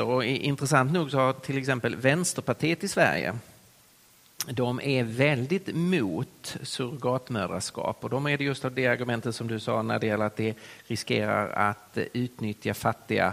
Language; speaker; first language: Swedish; native; Swedish